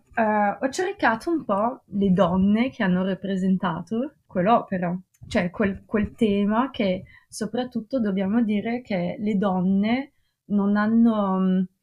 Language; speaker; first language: Italian; non-native, fluent; Russian